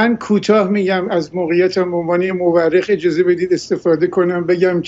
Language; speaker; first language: Persian; native; Persian